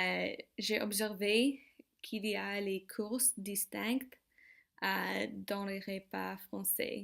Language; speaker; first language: French; non-native, learner; English